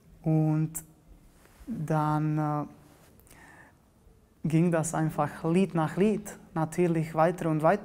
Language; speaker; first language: German; non-native, fluent; Czech